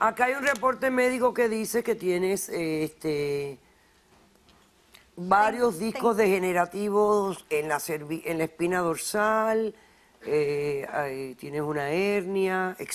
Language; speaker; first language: Spanish; native; Spanish